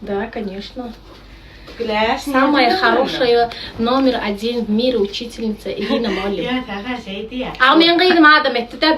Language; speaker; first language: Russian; non-native, fluent; Turkmen